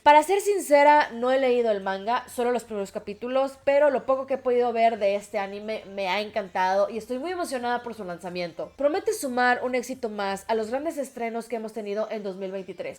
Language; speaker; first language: Spanish; native; Spanish